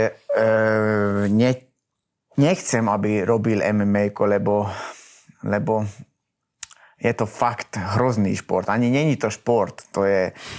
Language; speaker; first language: Slovak; native; Slovak